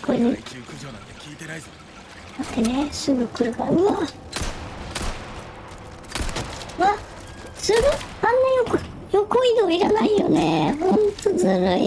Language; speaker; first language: Japanese; native; Japanese